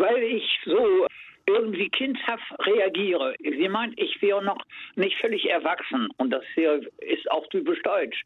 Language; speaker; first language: German; native; German